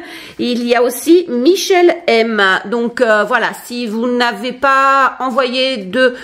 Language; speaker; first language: French; native; French